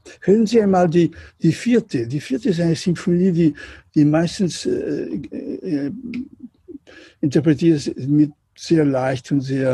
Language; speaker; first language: German; non-native, learner; Catalan